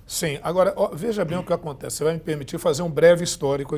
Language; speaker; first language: Portuguese; native; Portuguese